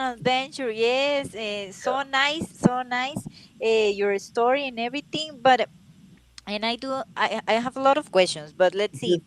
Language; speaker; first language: English; non-native, learner; Spanish